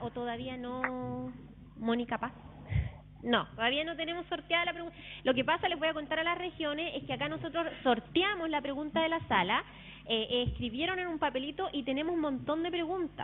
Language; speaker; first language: Spanish; native; Spanish